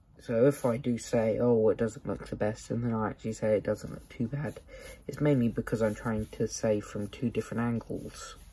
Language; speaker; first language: English; native; English